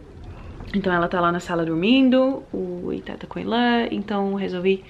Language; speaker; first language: Portuguese; early bilingual, heritage; Portuguese